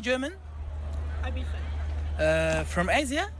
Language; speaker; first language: English; non-native, learner; German